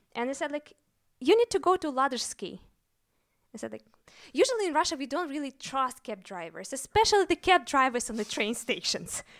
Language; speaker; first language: English; non-native, fluent; Russian